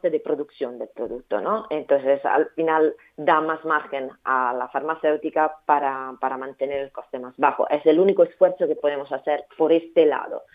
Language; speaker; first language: Spanish; early bilingual, heritage; Italian